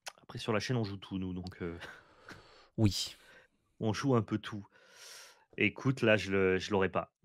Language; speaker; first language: French; native; French